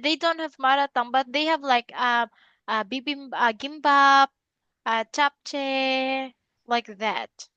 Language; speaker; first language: English; non-native, local second language; Filipino